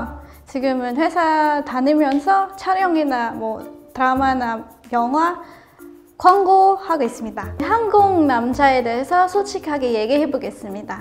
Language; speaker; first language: Korean; non-native, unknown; Filipino